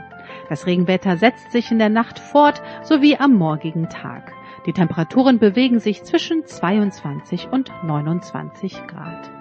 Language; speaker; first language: German; native; German